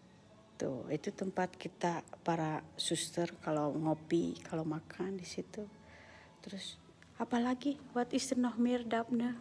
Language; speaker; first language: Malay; non-native, local second language; Sundanese